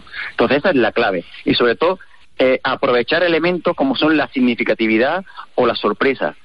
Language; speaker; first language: Spanish; native; Spanish